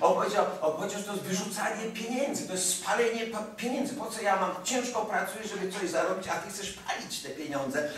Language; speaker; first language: Polish; early bilingual, heritage; Polish